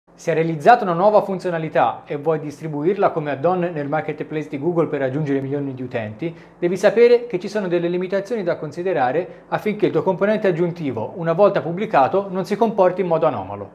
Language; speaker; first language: Italian; native; Italian